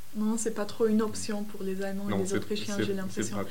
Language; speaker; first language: French; non-native, fluent; German